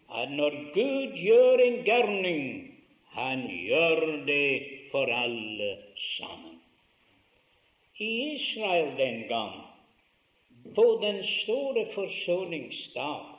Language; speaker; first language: Norwegian; early bilingual, heritage; Norwegian